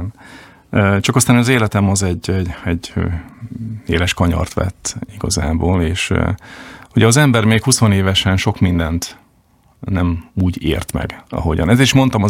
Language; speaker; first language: Hungarian; native; Hungarian